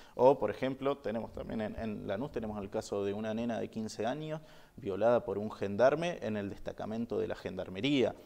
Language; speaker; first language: Spanish; native; Spanish